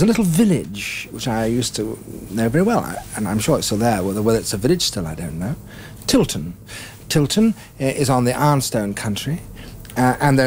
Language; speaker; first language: English; native; English